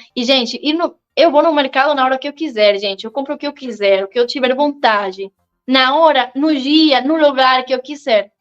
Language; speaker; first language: Portuguese; non-native, fluent; Spanish